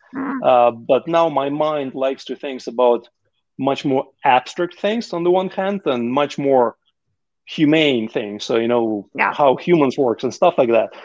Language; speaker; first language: English; non-native, fluent; Russian